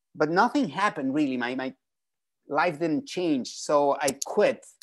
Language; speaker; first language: English; non-native, fluent; Spanish